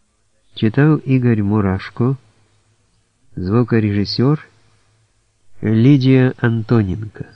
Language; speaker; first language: Russian; native; Russian